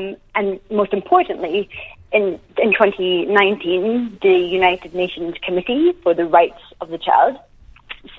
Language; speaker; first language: English; native; English